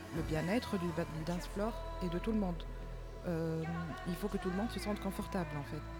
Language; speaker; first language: French; non-native, local second language; Arabic